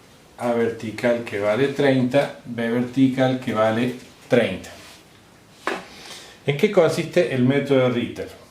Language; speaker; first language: Spanish; native; Spanish